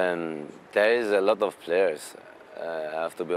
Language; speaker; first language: English; non-native, fluent; German